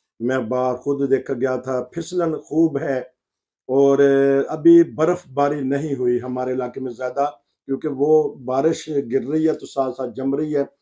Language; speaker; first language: Urdu; non-native, local second language; Punjabi